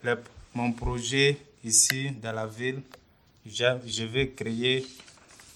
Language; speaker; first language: French; non-native, learner; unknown